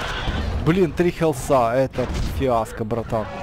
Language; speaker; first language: Russian; native; Russian